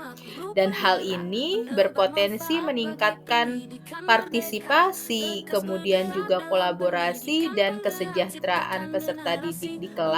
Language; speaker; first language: Indonesian; native; Indonesian